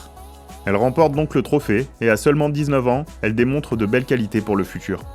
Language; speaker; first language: French; native; French